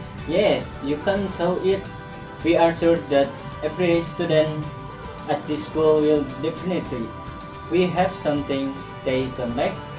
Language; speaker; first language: English; non-native, learner; Indonesian